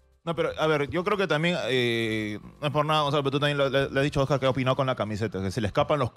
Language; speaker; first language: Spanish; native; Spanish